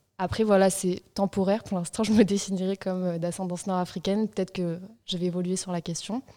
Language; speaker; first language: French; native; French